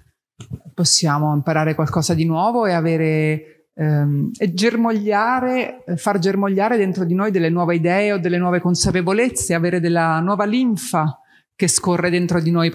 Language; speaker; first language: Italian; native; Italian